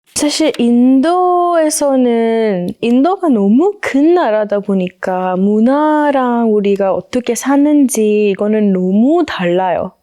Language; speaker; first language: Korean; non-native, fluent; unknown